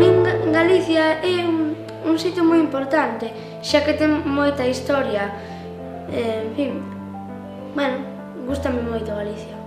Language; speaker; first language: Galician; non-native, local second language; Spanish